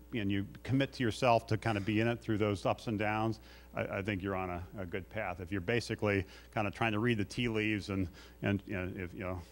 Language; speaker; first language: English; native; English